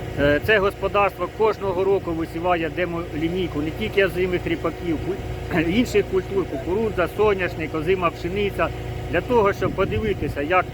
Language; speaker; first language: Ukrainian; native; Ukrainian